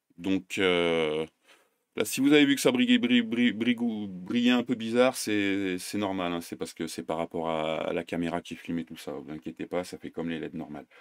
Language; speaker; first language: French; native; French